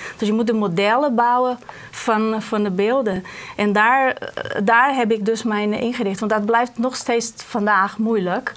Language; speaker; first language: Dutch; non-native, fluent; Portuguese